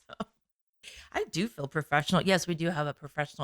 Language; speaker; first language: English; native; English